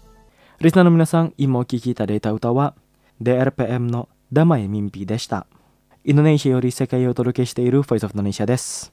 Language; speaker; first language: Japanese; non-native, fluent; Indonesian